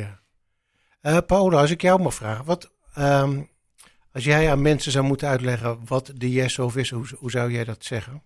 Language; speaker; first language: Dutch; native; Dutch